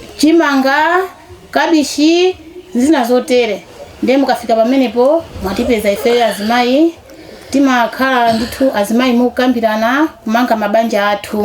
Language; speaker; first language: Nyanja; native; Nyanja